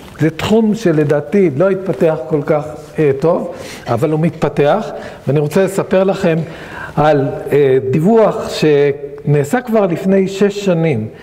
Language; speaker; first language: Hebrew; native; Hebrew